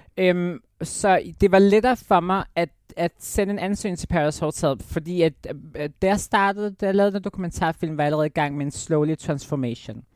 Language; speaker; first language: Danish; native; Danish